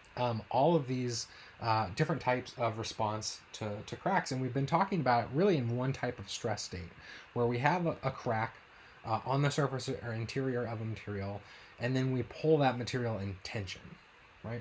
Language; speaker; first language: English; native; English